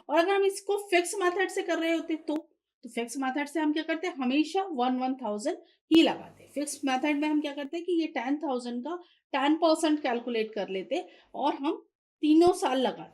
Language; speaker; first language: Hindi; native; Hindi